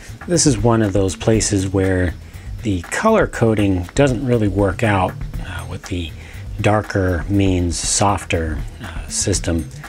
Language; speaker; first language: English; native; English